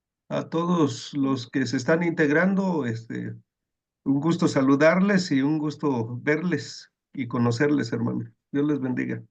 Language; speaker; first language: Spanish; native; Spanish